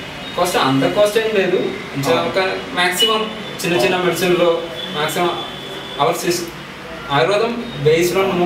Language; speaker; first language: Telugu; non-native, learner; Malayalam